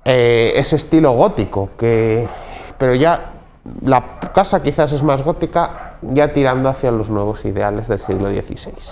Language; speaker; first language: Spanish; native; Spanish